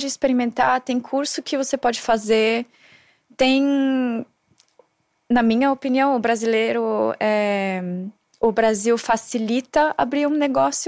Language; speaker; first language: Portuguese; non-native, fluent; German